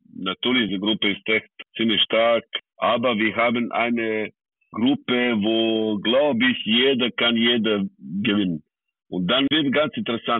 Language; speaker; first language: German; non-native, fluent; Serbian